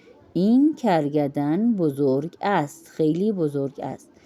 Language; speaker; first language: Persian; non-native, fluent; Urdu